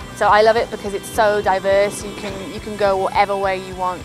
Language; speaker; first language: English; native; English